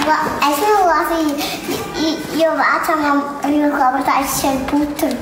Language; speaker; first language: Latvian; early bilingual, heritage; Latvian